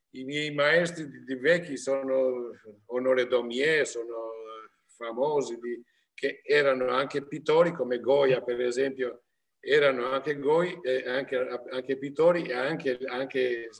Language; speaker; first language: Italian; non-native, fluent; Albanian